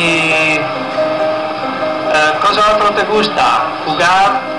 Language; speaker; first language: Spanish; non-native, learner; Italian